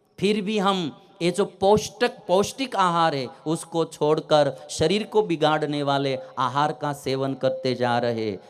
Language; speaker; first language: Hindi; non-native, local second language; Gujarati